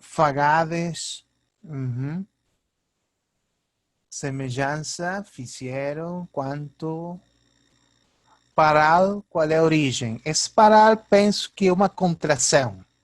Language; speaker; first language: Portuguese; early bilingual, heritage; Portuguese